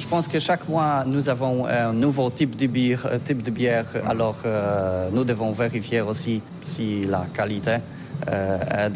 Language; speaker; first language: French; non-native, learner; Polish